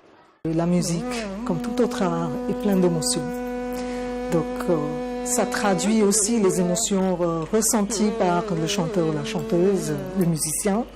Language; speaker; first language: French; non-native, fluent; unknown